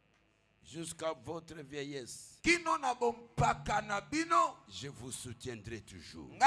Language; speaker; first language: French; non-native, local second language; Lingala